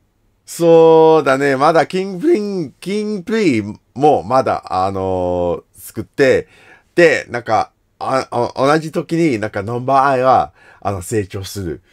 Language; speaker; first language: Japanese; non-native, learner; English